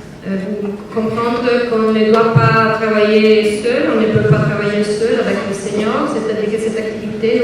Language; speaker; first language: French; non-native, learner; Italian